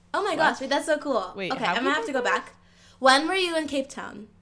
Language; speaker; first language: English; early bilingual, other home language; Yoruba